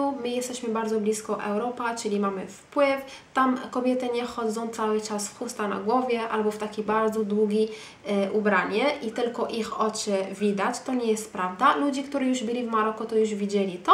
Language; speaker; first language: Polish; non-native, fluent; Arabic